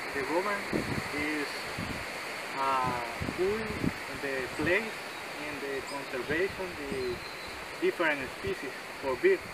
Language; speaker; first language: English; non-native, learner; Spanish